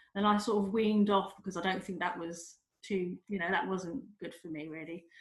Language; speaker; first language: English; native; English